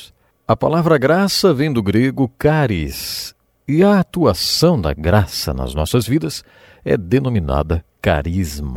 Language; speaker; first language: Portuguese; native; Portuguese